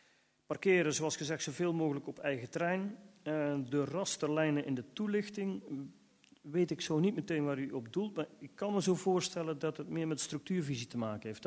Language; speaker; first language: Dutch; native; Dutch